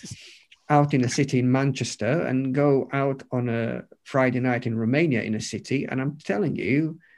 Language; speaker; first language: English; non-native, fluent; Romanian